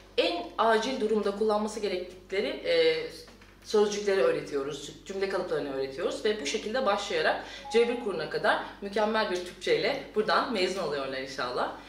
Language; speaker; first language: Turkish; native; Turkish